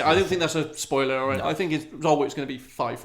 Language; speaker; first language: English; native; English